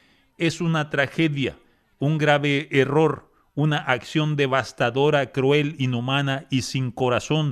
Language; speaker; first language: Spanish; native; Spanish